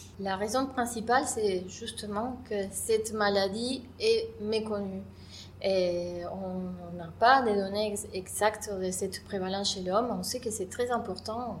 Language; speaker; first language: French; non-native, fluent; Spanish